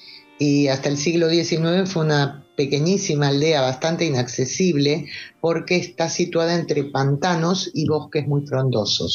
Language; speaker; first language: Spanish; native; Spanish